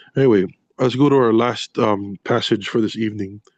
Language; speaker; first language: English; non-native, local second language; Filipino